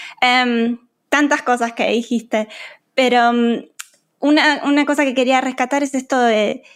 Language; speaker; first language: Spanish; native; Spanish